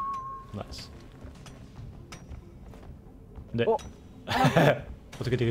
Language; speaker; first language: Korean; non-native, learner; German